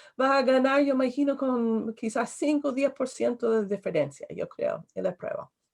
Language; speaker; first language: Spanish; non-native, fluent; English